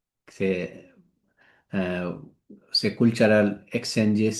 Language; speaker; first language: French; non-native, learner; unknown